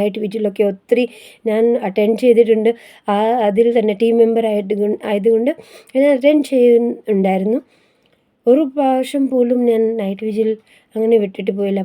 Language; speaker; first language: Malayalam; non-native, fluent; Konkani